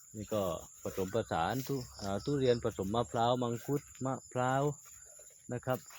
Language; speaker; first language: Thai; non-native, local second language; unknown